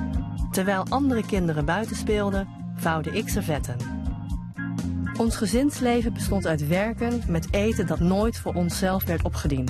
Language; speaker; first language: Dutch; early bilingual, other home language; Cantonese